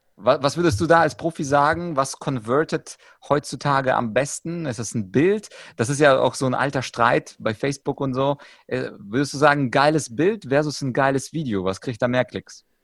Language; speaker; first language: German; early bilingual, other home language; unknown